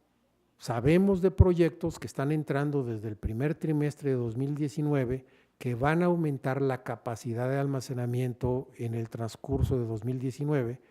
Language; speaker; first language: Spanish; native; Spanish